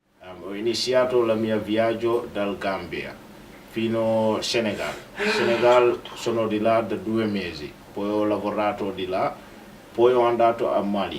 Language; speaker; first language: Italian; non-native, learner; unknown